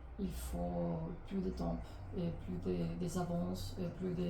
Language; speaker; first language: French; non-native, learner; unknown